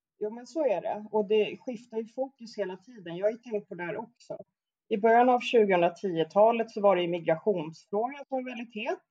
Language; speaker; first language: Swedish; native; Swedish